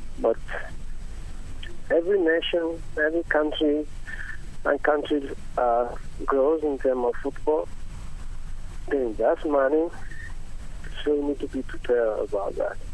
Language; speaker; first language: English; non-native, learner; Italian